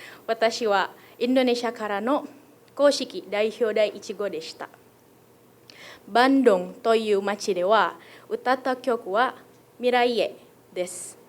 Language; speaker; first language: Japanese; non-native, fluent; Indonesian